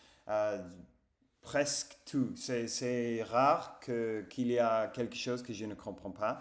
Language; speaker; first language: French; non-native, fluent; English